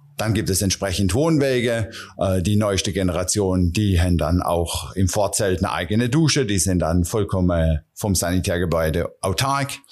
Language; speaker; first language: German; non-native, local second language; Dutch